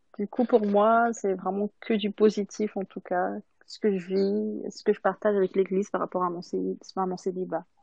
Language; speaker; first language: French; non-native, local second language; Malagasy